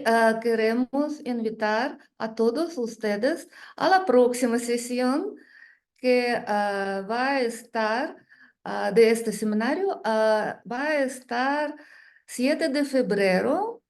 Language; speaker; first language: Spanish; non-native, learner; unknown